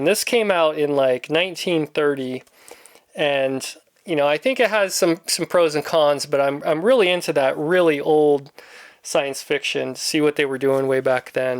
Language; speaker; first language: English; native; English